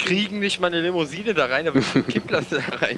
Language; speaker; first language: German; native; German